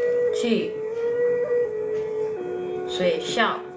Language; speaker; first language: Chinese; non-native, fluent; Indonesian